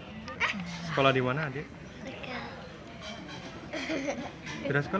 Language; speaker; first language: Indonesian; native; Indonesian